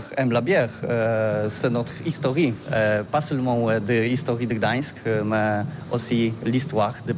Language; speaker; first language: French; non-native, fluent; Polish